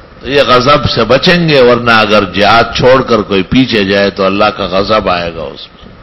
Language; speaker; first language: Urdu; non-native, local second language; Pashto